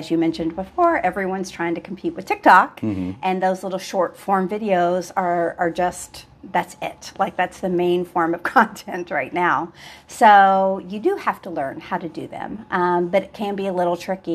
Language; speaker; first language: English; native; English